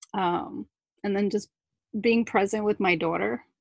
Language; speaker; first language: English; early bilingual, other home language; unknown